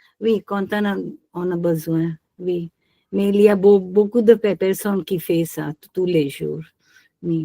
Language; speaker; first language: French; non-native, learner; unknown